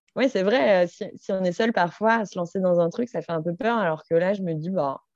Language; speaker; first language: French; native; French